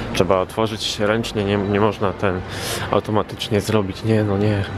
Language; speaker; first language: Polish; native; Polish